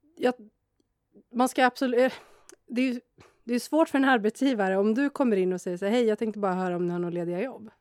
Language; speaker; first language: Swedish; native; Swedish